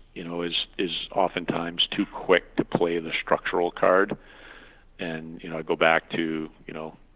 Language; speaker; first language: English; native; English